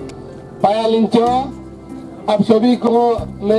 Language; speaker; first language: Hindi; non-native, local second language; Nyishi